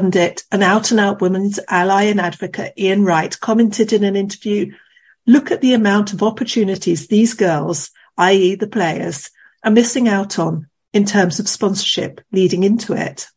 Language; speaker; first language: English; native; English